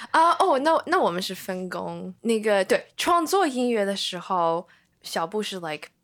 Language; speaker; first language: Chinese; early bilingual, heritage; Chinese